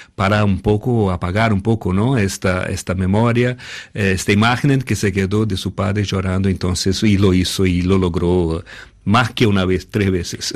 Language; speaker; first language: Spanish; non-native, fluent; Portuguese